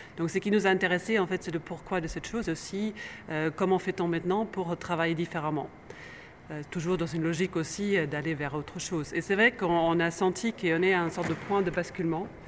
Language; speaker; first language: French; native; French